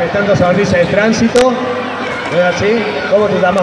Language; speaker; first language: Spanish; native; Spanish